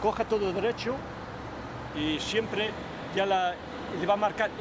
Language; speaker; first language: Spanish; native; Spanish